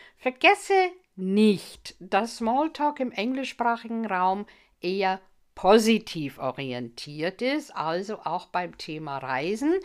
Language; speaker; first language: German; non-native, fluent; English